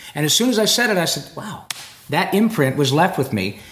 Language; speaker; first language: English; native; English